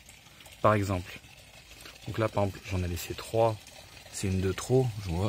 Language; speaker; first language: French; native; French